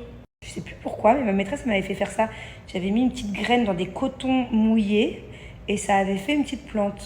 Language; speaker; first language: French; native; French